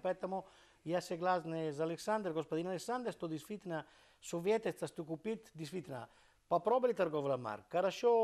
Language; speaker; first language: Russian; non-native, learner; Italian